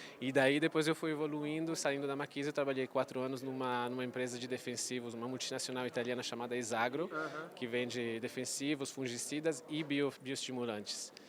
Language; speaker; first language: Portuguese; non-native, fluent; Italian